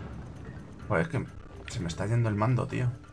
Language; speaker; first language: Spanish; native; Spanish